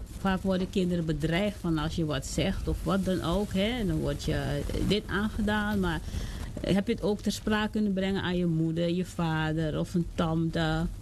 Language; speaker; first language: Dutch; native; Dutch